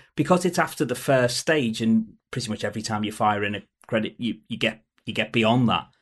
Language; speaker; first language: English; native; English